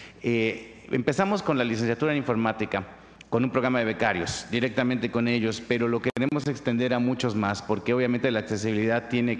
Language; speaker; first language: Spanish; native; Spanish